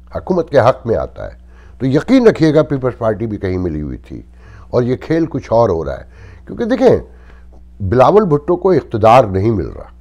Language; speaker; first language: Urdu; native; Urdu